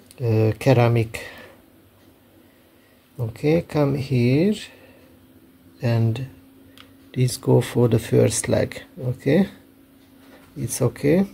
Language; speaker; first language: English; non-native, learner; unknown